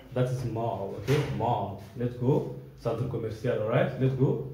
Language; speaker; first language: English; non-native, fluent; Lingala